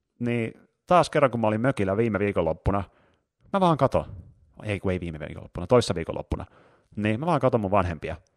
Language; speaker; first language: Finnish; native; Finnish